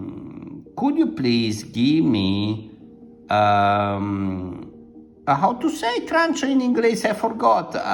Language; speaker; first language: English; non-native, fluent; Italian